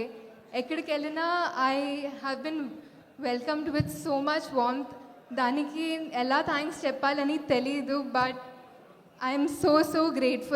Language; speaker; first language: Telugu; non-native, fluent; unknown